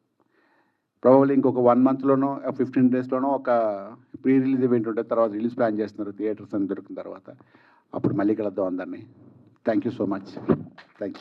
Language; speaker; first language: Telugu; native; Telugu